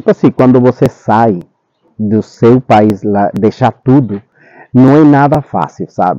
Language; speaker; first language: Portuguese; non-native, fluent; Spanish